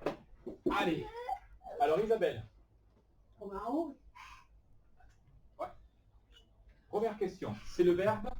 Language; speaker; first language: French; native; French